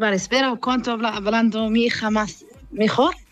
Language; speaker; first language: Spanish; non-native, learner; Arabic